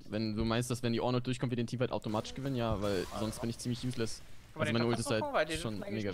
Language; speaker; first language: German; native; German